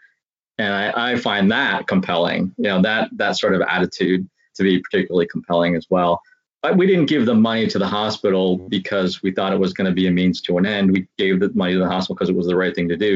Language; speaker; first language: English; native; English